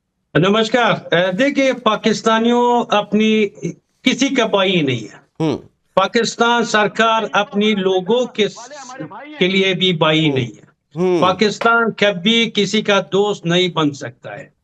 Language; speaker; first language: Hindi; non-native, fluent; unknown